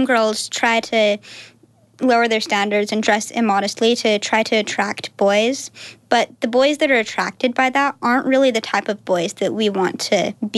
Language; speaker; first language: English; native; English